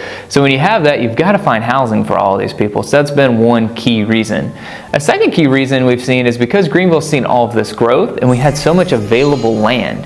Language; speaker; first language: English; native; English